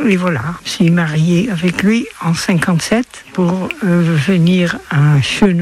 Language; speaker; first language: French; non-native, fluent; Dutch